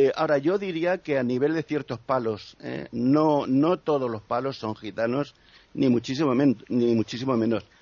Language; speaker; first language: Spanish; native; Spanish